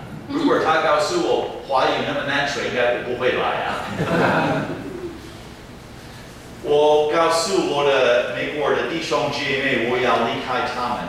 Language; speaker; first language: Chinese; non-native, fluent; English